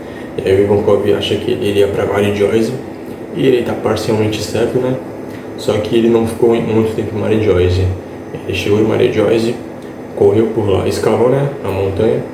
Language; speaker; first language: Portuguese; native; Portuguese